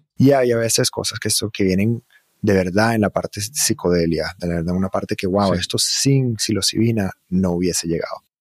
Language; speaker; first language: Spanish; native; Spanish